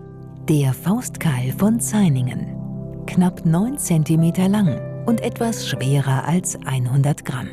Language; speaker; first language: German; native; German